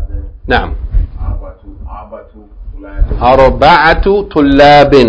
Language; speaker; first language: Arabic; non-native, fluent; English